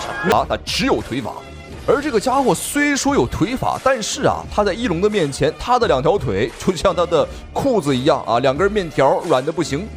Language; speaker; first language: Chinese; native; Chinese